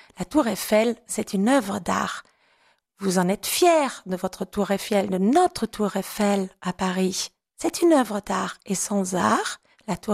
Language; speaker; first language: French; non-native, fluent; German